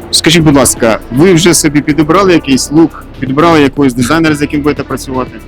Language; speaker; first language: Ukrainian; native; Ukrainian